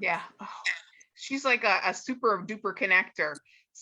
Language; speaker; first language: English; native; English